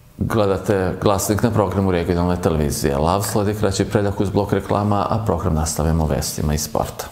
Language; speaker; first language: Serbian; native; Serbian